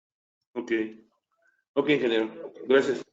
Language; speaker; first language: Spanish; native; Spanish